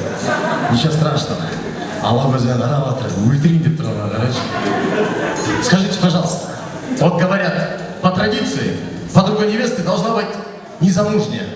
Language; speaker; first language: Russian; non-native, local second language; Kazakh